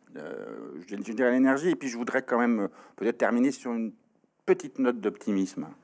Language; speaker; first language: French; native; French